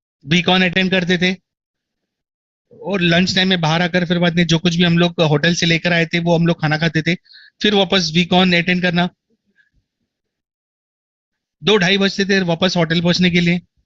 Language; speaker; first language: Hindi; native; Hindi